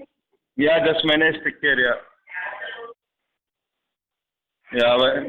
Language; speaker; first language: Dutch; non-native, fluent; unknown